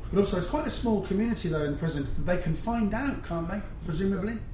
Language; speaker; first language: English; native; English